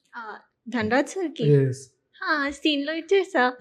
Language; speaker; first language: Telugu; non-native, learner; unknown